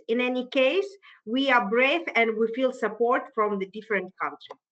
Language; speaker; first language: English; non-native, fluent; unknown